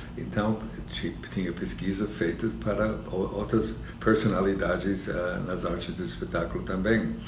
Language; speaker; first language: Portuguese; non-native, fluent; English